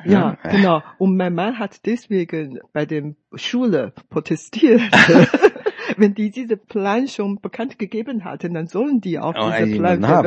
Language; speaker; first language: German; non-native, fluent; Hakka Chinese